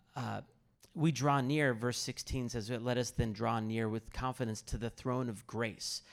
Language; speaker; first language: English; native; English